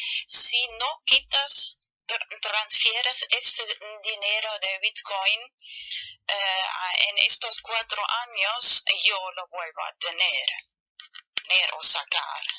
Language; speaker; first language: Spanish; non-native, fluent; German